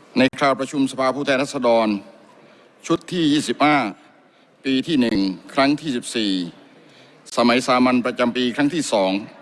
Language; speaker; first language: Thai; native; Thai